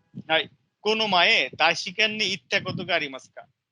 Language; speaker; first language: Japanese; non-native, fluent; Bangla